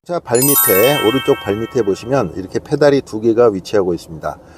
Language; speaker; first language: Korean; native; Korean